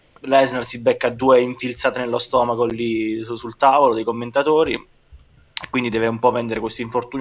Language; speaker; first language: Italian; native; Italian